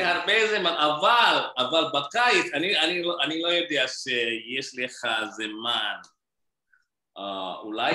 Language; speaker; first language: Hebrew; non-native, learner; Indonesian